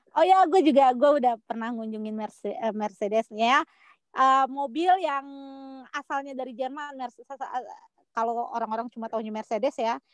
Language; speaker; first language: Indonesian; native; Indonesian